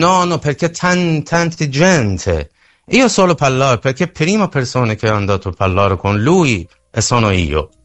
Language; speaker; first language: Italian; non-native, learner; Persian